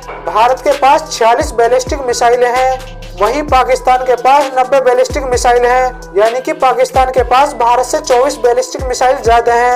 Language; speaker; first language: Hindi; native; Hindi